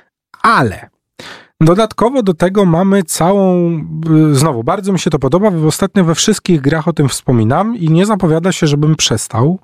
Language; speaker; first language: Polish; native; Polish